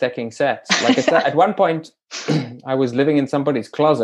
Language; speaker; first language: English; native; English